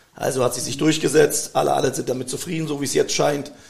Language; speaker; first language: German; native; German